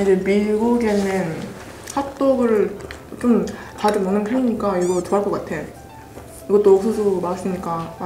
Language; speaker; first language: Korean; early bilingual, other home language; English